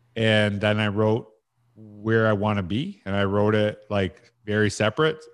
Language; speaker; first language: English; native; English